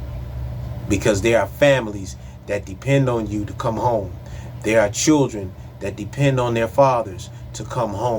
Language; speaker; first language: English; native; English